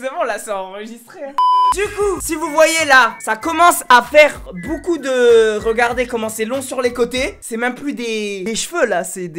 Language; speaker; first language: French; native; French